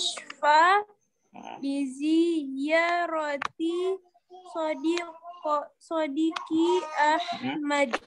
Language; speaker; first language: Arabic; non-native, learner; Indonesian